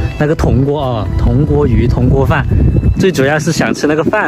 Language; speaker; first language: Chinese; native; Chinese